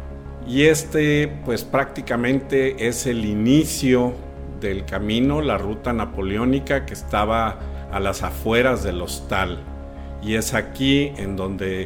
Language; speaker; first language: Spanish; native; Spanish